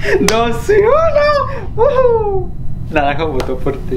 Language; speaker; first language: Spanish; early bilingual, heritage; Spanish